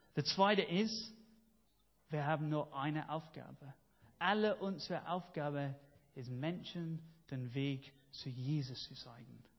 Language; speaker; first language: German; non-native, fluent; English